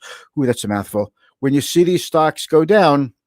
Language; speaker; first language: English; native; English